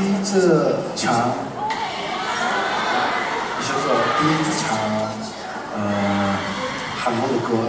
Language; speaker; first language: Chinese; non-native, learner; Korean